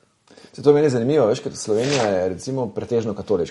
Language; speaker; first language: Slovenian; native; Slovenian